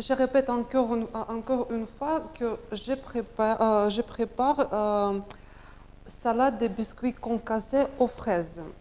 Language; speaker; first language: French; non-native, learner; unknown